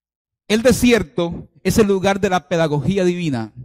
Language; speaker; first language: Spanish; native; Spanish